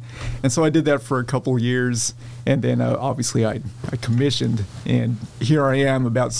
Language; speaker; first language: English; native; English